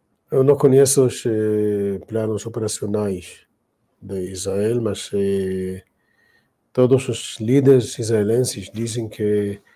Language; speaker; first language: Portuguese; non-native, fluent; Hebrew